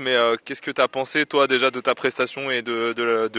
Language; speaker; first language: French; native; French